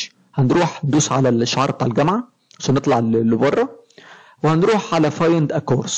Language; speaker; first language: Arabic; native; Arabic